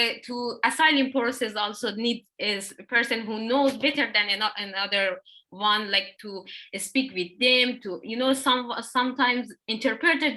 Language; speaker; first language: English; non-native, learner; Persian